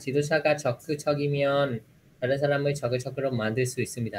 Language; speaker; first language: Korean; non-native, fluent; Vietnamese